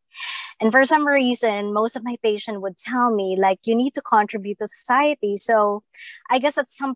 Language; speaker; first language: English; non-native, local second language; Filipino